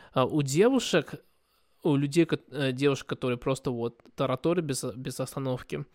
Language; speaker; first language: Russian; early bilingual, heritage; Russian